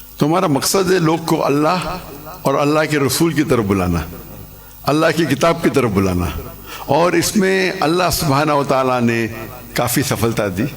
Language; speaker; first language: Urdu; non-native, local second language; English